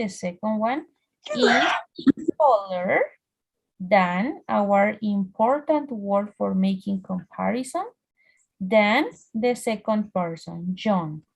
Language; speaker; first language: English; non-native, fluent; Spanish